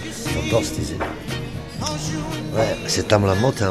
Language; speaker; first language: French; non-native, local second language; Dutch